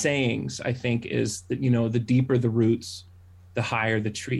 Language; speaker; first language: English; native; English